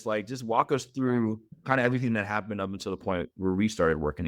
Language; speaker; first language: English; native; English